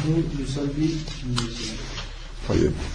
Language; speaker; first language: Arabic; non-native, learner; French